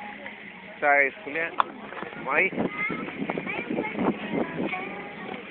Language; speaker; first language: Spanish; native; Spanish